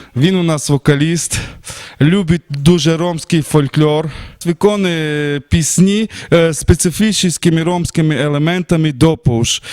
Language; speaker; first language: Ukrainian; non-native, local second language; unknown